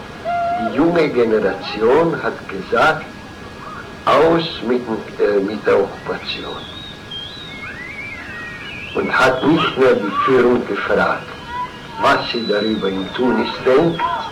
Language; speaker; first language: German; non-native, fluent; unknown